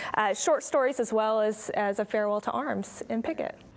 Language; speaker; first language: English; native; English